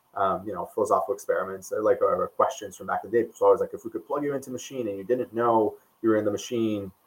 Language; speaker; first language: English; non-native, fluent; Portuguese